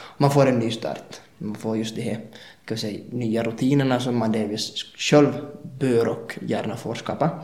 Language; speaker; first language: Swedish; native; Swedish